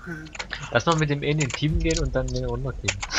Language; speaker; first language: German; native; German